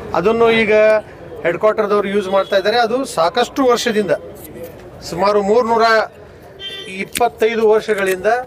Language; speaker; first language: Kannada; non-native, local second language; Urdu